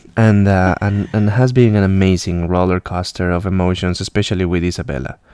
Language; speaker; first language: English; non-native, fluent; Spanish